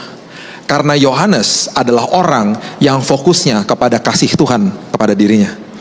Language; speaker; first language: Indonesian; native; Indonesian